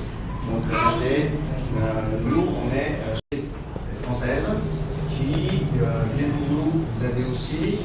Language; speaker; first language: French; non-native, fluent; Vietnamese